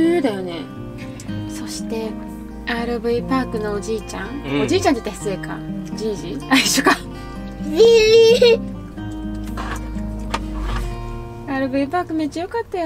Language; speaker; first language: Japanese; native; Japanese